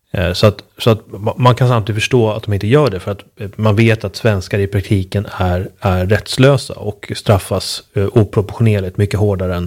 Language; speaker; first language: Swedish; native; Swedish